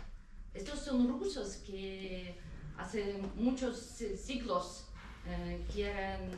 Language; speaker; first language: Spanish; non-native, fluent; Ukrainian